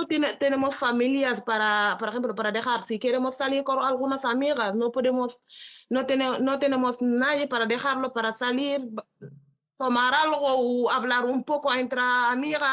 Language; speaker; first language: Spanish; non-native, learner; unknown